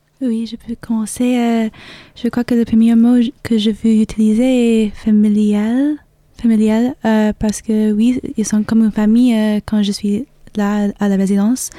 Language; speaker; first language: French; non-native, fluent; English